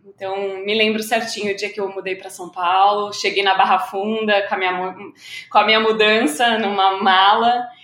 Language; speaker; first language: Portuguese; native; Portuguese